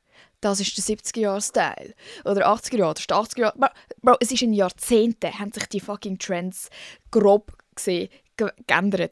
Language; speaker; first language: German; native; German